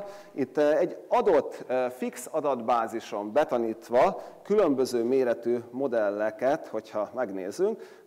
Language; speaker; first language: Hungarian; native; Hungarian